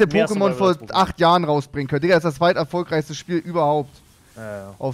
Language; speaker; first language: German; native; German